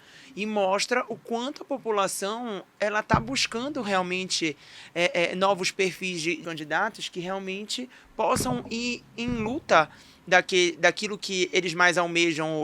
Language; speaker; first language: Portuguese; native; Portuguese